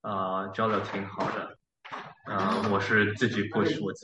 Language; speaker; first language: Chinese; early bilingual, heritage; Chinese